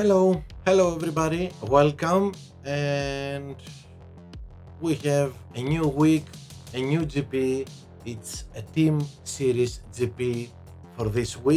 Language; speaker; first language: English; non-native, fluent; Greek